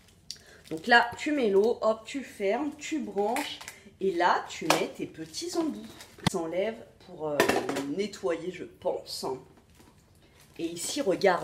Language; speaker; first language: French; native; French